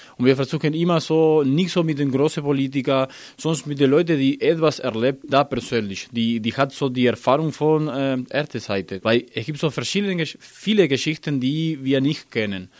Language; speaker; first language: German; non-native, learner; Spanish